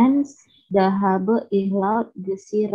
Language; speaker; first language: German; non-native, learner; Indonesian